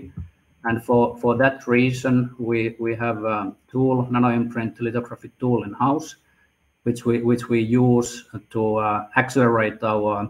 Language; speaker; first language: English; non-native, fluent; Finnish